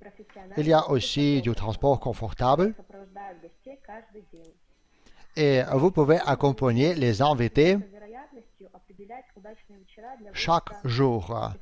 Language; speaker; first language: French; non-native, fluent; Russian